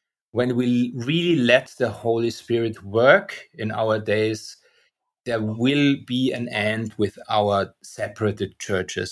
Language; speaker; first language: English; non-native, fluent; German